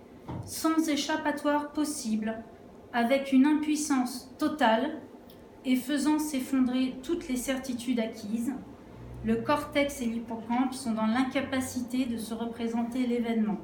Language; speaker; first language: French; native; French